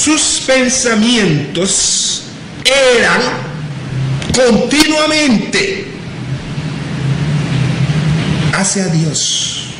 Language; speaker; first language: Spanish; non-native, local second language; English